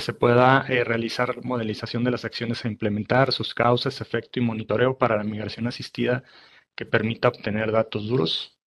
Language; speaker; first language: Spanish; native; Spanish